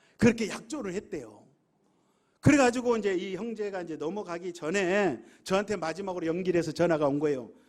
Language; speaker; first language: Korean; native; Korean